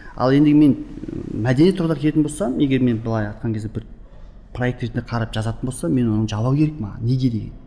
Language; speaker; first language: Kazakh; early bilingual, heritage; Kazakh